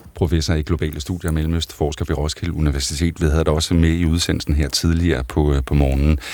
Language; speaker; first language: Danish; native; Danish